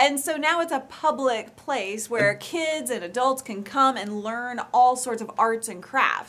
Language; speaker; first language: English; native; English